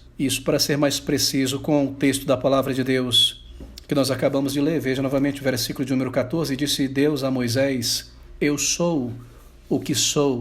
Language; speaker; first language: Portuguese; native; Portuguese